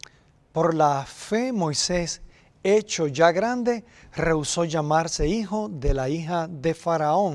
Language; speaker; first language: Spanish; native; Spanish